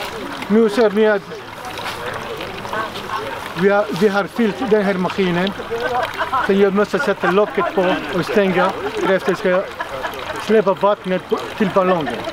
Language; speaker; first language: Swedish; non-native, fluent; Somali